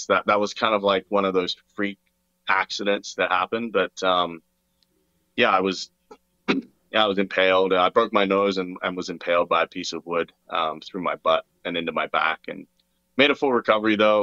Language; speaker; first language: English; native; English